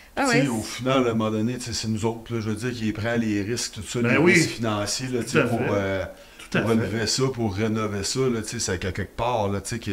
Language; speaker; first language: French; native; French